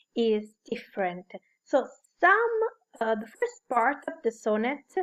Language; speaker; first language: English; non-native, fluent; Italian